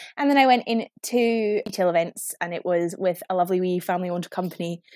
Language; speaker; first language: English; native; English